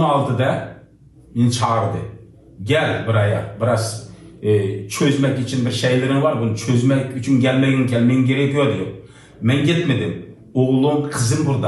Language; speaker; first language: Turkish; non-native, learner; Uyghur